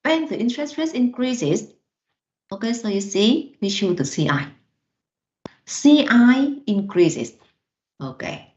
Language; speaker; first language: English; non-native, fluent; Vietnamese